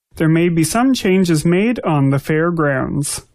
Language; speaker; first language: English; native; English